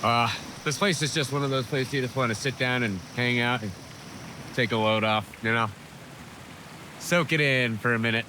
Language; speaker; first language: English; native; English